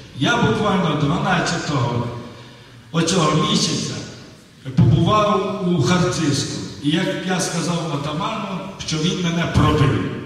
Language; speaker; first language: Ukrainian; native; Ukrainian